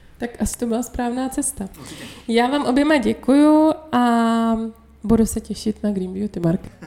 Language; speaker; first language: Czech; native; Czech